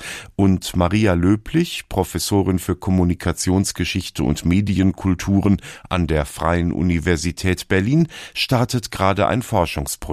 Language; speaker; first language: German; native; German